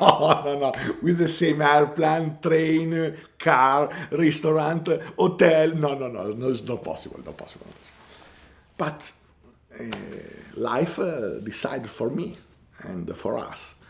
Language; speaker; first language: English; non-native, learner; Italian